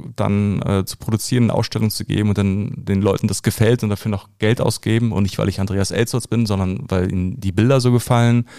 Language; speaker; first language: German; native; German